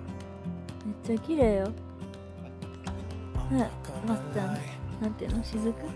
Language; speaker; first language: Swedish; non-native, learner; Japanese